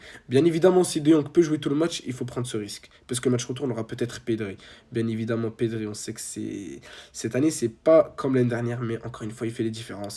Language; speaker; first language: French; native; French